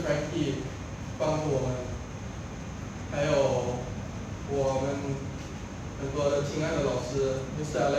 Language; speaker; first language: Chinese; non-native, learner; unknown